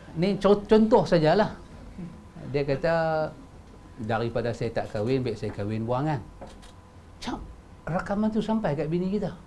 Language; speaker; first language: Malay; native; Malay